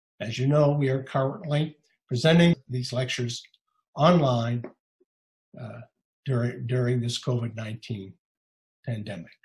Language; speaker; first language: English; native; English